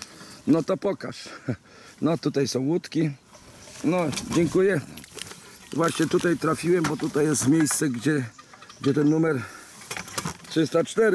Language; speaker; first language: Polish; native; Polish